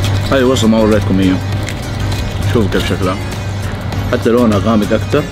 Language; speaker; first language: Arabic; native; Arabic